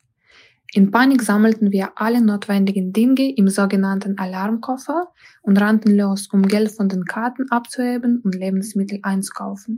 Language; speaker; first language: German; non-native, fluent; Ukrainian